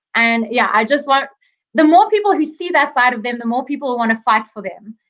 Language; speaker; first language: English; native; English